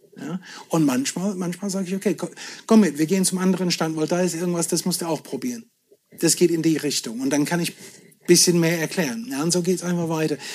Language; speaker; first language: German; non-native, fluent; English